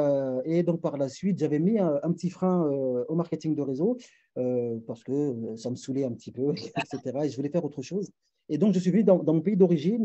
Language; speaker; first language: French; native; French